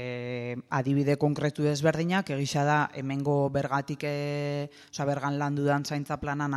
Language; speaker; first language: Basque; native; Basque